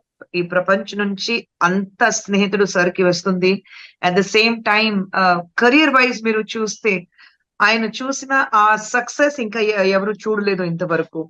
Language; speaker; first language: Telugu; non-native, fluent; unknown